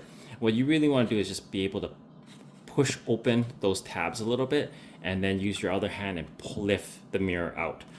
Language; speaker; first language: English; native; English